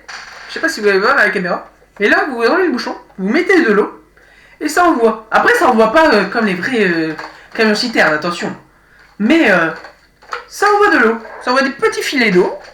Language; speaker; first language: French; native; French